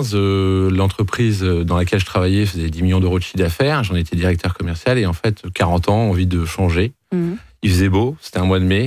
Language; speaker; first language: French; native; French